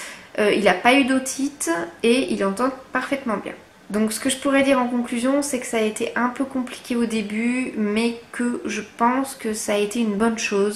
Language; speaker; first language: French; native; French